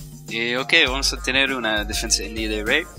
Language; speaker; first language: Spanish; non-native, fluent; English